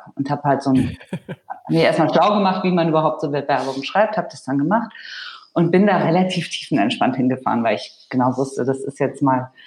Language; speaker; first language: German; native; German